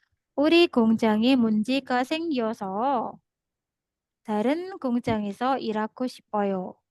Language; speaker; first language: Korean; non-native, fluent; Indonesian